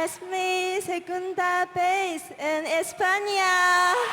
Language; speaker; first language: Spanish; non-native, learner; Korean